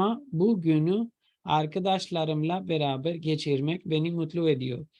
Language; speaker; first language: Turkish; non-native, fluent; Urdu